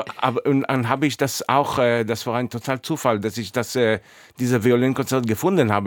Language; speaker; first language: German; non-native, fluent; Hebrew